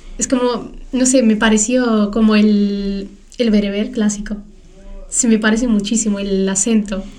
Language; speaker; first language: Spanish; early bilingual, other home language; Tachelhit